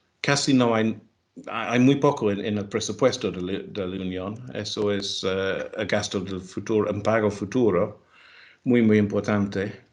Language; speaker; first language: Spanish; non-native, fluent; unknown